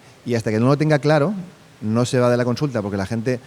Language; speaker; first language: Spanish; native; Spanish